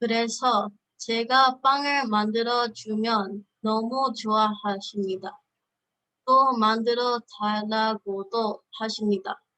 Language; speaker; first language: Korean; early bilingual, heritage; Korean